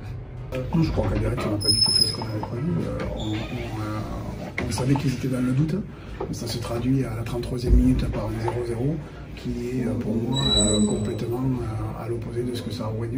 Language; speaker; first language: French; native; French